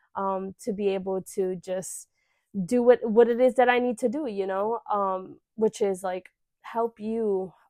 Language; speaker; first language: English; early bilingual, other home language; Spanish